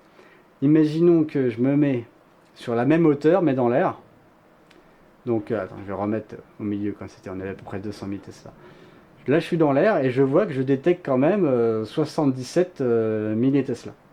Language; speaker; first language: French; native; French